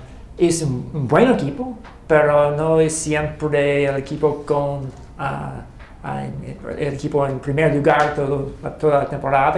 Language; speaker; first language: Spanish; non-native, learner; English